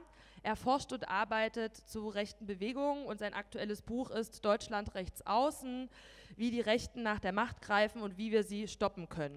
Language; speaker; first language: German; native; German